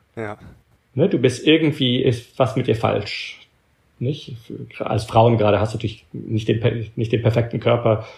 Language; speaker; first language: German; early bilingual, heritage; German